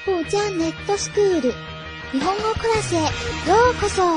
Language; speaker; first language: Japanese; non-native, fluent; Chinese